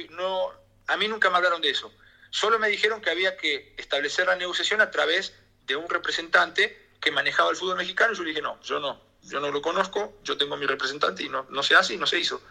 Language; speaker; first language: Spanish; native; Spanish